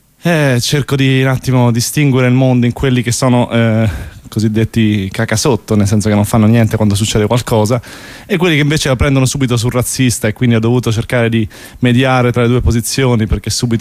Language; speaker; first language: Italian; native; Italian